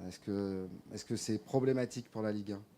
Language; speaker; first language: French; native; French